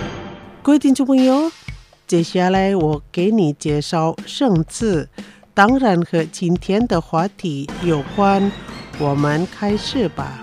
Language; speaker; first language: Chinese; non-native, fluent; Indonesian